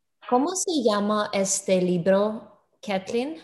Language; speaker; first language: Spanish; non-native, learner; English